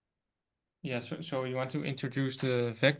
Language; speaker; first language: English; non-native, fluent; Dutch